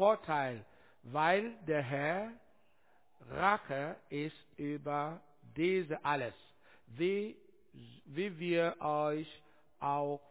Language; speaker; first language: German; non-native, learner; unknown